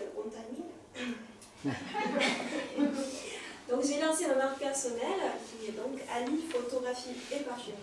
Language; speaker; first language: French; native; French